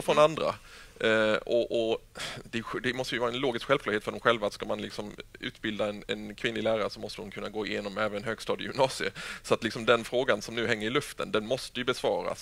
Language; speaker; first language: Swedish; native; Swedish